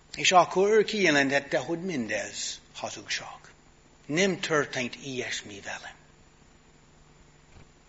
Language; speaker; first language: Hungarian; non-native, fluent; English